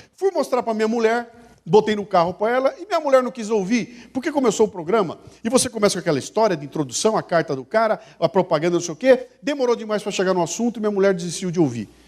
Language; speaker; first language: Portuguese; native; Portuguese